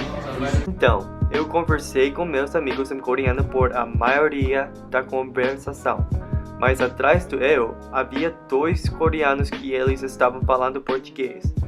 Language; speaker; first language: Portuguese; non-native, learner; English